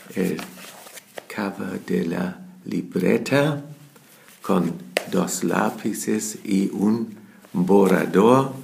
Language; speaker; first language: Spanish; non-native, learner; German